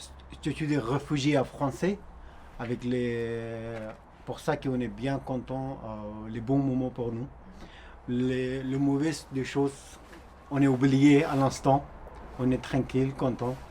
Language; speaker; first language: French; non-native, learner; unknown